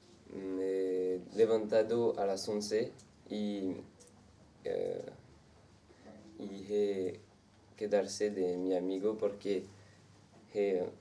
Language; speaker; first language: Spanish; non-native, learner; French